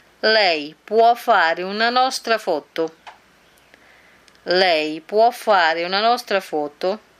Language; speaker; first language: Italian; non-native, fluent; Portuguese